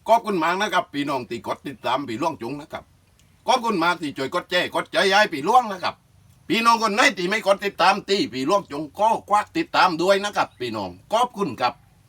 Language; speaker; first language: Thai; native; Thai